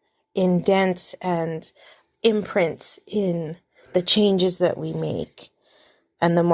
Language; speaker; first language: English; native; English